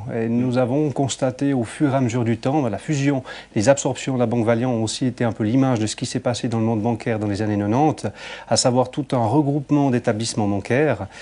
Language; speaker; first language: French; native; French